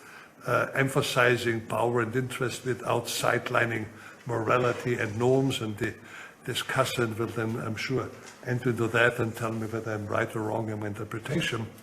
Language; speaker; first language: English; non-native, fluent; German